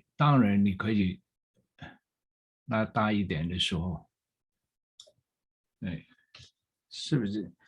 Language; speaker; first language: Chinese; non-native, fluent; English